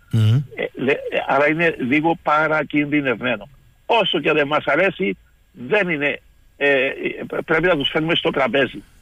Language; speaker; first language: Greek; native; Greek